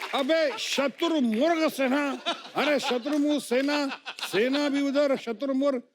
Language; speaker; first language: Hindi; native; Hindi